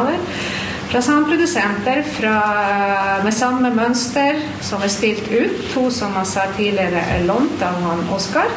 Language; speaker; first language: Norwegian; non-native, fluent; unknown